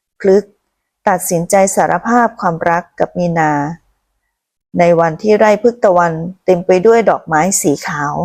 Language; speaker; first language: Thai; native; Thai